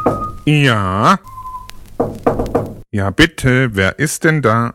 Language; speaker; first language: German; native; German